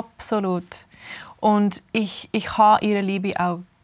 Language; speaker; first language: German; early bilingual, heritage; English